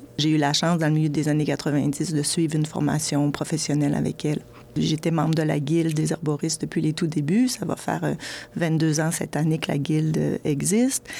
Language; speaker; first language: French; native; French